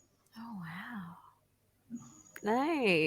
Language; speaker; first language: English; non-native, fluent; Khmer